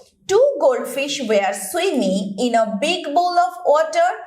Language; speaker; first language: English; non-native, local second language; Bangla